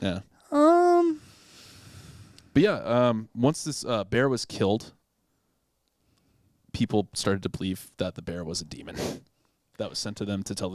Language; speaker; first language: English; native; English